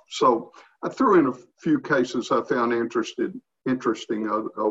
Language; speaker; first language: English; native; English